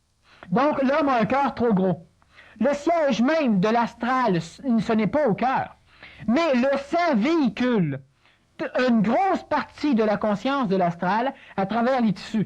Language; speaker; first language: French; native; French